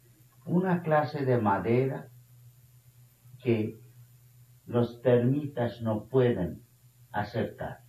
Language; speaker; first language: Spanish; non-native, fluent; Bangla